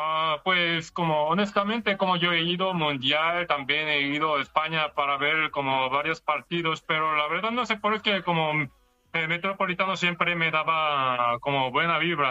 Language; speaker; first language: Spanish; non-native, learner; Korean